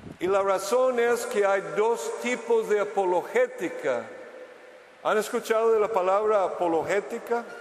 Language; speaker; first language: Spanish; non-native, fluent; English